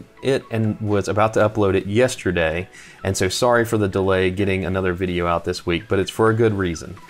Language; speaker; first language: English; native; English